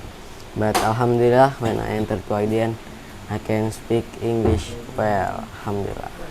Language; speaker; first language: English; non-native, learner; Indonesian